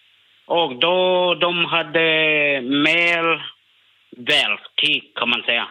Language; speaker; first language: Swedish; non-native, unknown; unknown